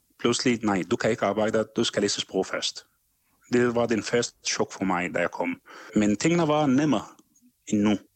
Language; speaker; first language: Danish; non-native, fluent; Arabic